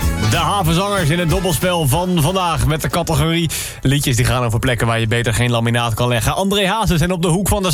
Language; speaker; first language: Dutch; native; Dutch